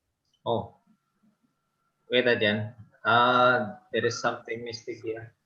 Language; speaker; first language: English; non-native, local second language; Indonesian